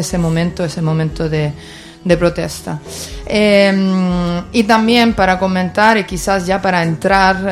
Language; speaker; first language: Spanish; native; Spanish